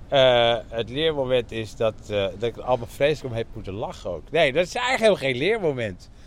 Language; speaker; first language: Dutch; native; Dutch